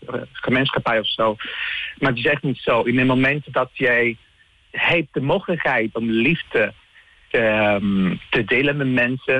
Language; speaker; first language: Dutch; non-native, fluent; Italian